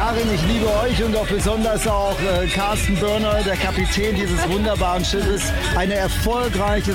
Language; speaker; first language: German; native; German